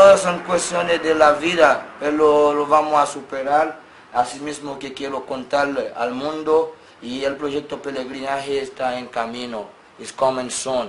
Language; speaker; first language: Spanish; non-native, fluent; Haitian Creole